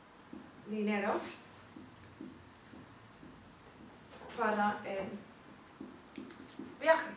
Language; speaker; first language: Spanish; non-native, fluent; English